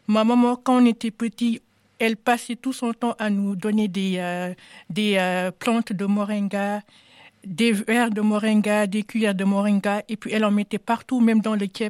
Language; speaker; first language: French; non-native, local second language; Wolof